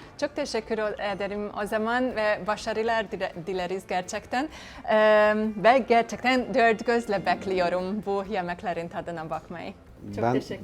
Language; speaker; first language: Turkish; non-native, fluent; Hungarian